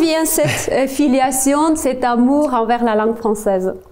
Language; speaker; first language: French; non-native, fluent; Armenian